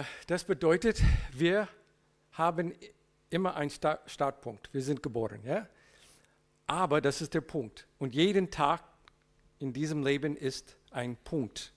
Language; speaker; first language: German; non-native, learner; English